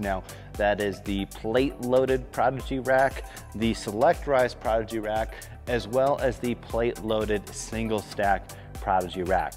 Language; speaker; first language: English; native; English